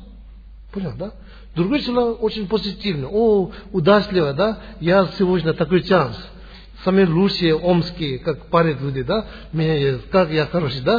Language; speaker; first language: Russian; non-native, learner; Tibetan